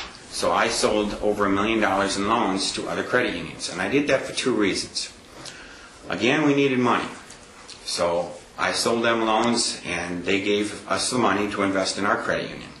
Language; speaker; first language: English; native; English